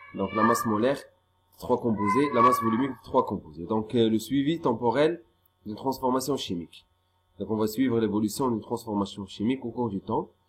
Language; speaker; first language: French; non-native, local second language; Arabic